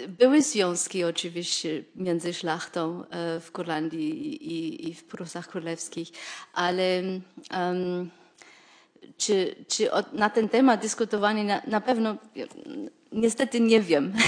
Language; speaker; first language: Polish; non-native, fluent; German